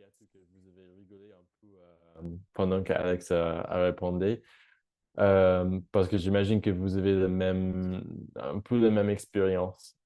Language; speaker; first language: French; non-native, fluent; English